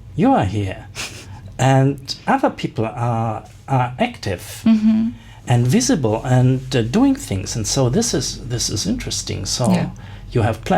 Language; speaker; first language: English; non-native, fluent; German